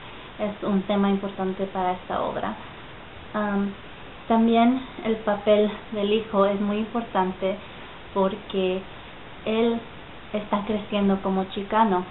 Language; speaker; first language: Spanish; early bilingual, heritage; Spanish